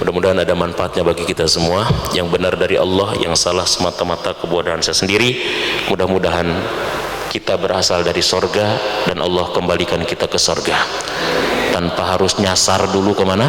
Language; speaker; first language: Indonesian; native; Indonesian